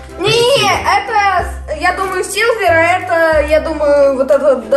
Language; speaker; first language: Russian; early bilingual, heritage; Russian